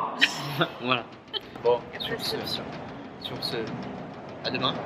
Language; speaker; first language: French; native; French